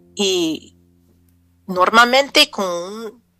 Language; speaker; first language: Spanish; non-native, fluent; English